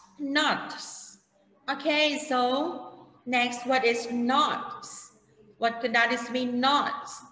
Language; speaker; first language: English; non-native, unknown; Thai